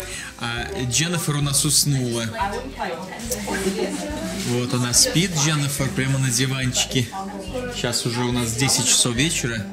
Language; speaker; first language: Russian; native; Russian